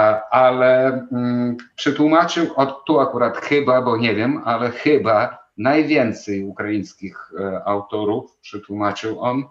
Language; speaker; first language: Polish; non-native, fluent; Ukrainian